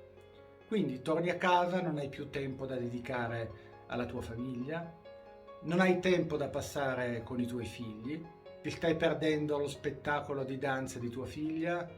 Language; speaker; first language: Italian; native; Italian